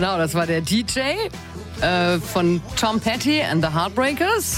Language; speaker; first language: German; native; German